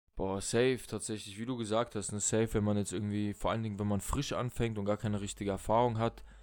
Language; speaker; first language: German; early bilingual, other home language; Russian